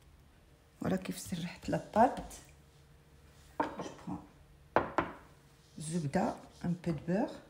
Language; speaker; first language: French; non-native, local second language; Arabic